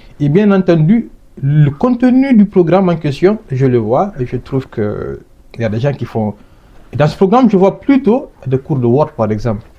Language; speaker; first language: French; non-native, local second language; Fula